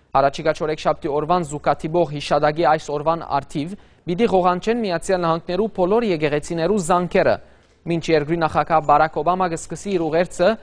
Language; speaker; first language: Armenian; early bilingual, heritage; Armenian